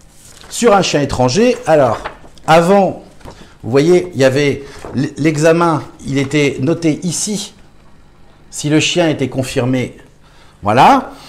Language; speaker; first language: French; native; French